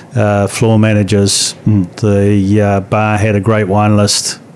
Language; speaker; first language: English; native; English